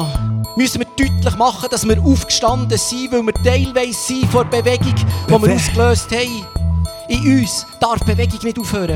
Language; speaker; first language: German; native; German